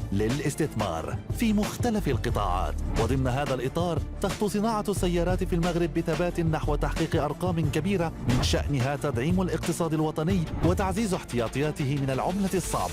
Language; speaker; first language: Arabic; native; Arabic